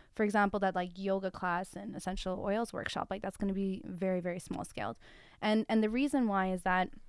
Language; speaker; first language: English; early bilingual, other home language; Tigrinya